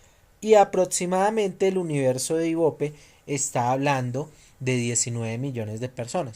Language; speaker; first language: Spanish; native; Spanish